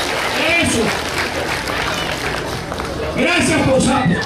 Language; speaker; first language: Spanish; native; Spanish